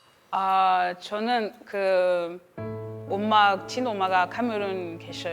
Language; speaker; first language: Korean; non-native, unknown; French